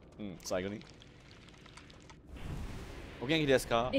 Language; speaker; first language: Japanese; non-native, learner; English